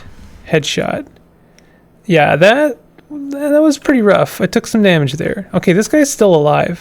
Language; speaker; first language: English; native; English